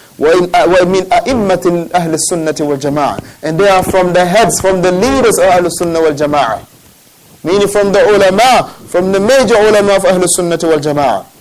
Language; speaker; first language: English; non-native, fluent; Arabic